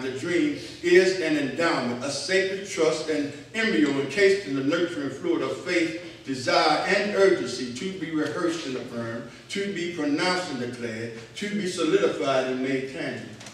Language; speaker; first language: English; native; English